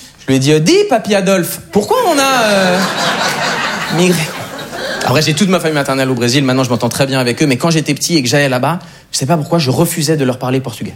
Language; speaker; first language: French; native; French